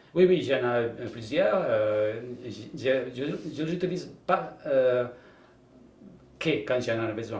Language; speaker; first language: French; non-native, fluent; Spanish